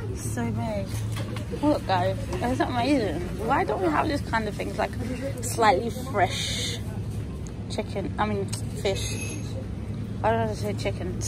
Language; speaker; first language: English; early bilingual, other home language; Portuguese